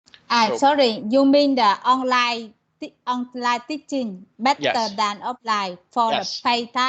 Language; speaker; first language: English; non-native, learner; Vietnamese